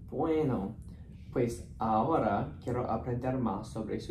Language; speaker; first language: Spanish; non-native, learner; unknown